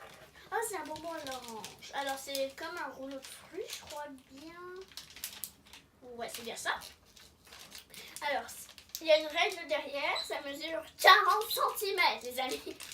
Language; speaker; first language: French; native; French